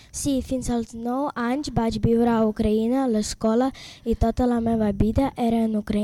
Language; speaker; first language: Catalan; early bilingual, other home language; Ukrainian